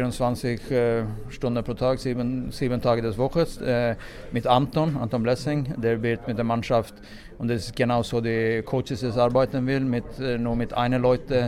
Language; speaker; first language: German; non-native, fluent; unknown